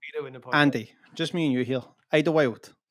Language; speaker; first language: English; native; English